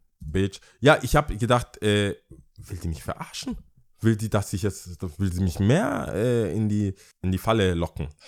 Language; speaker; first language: German; early bilingual, other home language; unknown